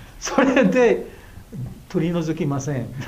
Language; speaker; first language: Japanese; non-native, fluent; Bangla